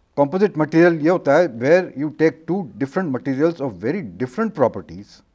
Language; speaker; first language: Hindi; non-native, local second language; Marathi